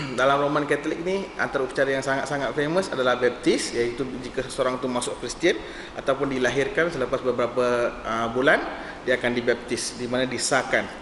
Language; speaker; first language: Malay; non-native, local second language; Tamil